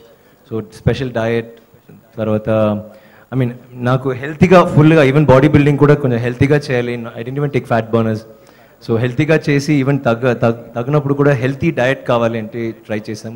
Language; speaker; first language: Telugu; non-native, fluent; Tamil